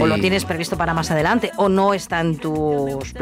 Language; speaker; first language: Spanish; native; Spanish